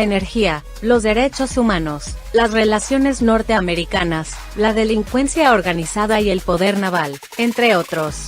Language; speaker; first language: Spanish; native; Spanish